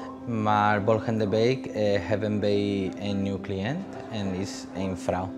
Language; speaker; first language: Dutch; non-native, learner; Spanish